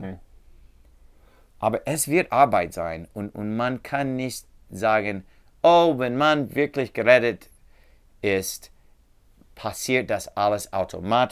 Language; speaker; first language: German; non-native, learner; English